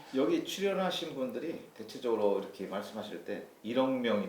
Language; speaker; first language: Korean; native; Korean